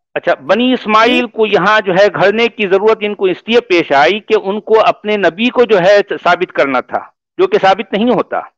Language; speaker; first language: Hindi; native; Hindi